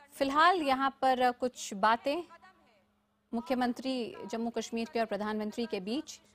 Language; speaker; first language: Hindi; native; Hindi